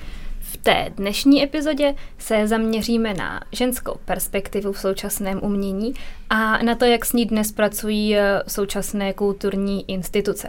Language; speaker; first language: Czech; native; Czech